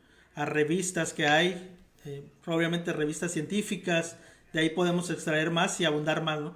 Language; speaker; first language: Spanish; native; Spanish